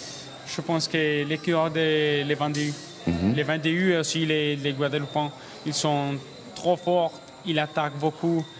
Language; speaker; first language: French; non-native, learner; Spanish